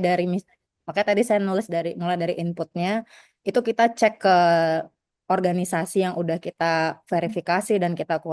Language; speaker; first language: Indonesian; native; Indonesian